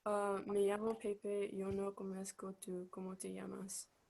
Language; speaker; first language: Spanish; non-native, learner; English